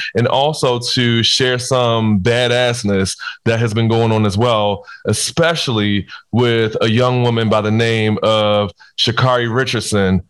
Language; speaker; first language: English; native; English